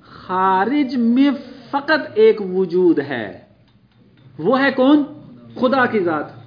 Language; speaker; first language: Urdu; non-native, local second language; Punjabi